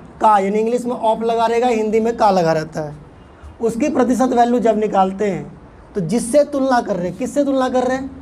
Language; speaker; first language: Hindi; native; Hindi